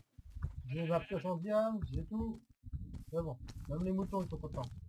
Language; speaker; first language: French; native; French